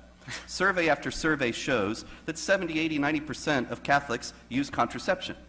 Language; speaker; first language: English; native; English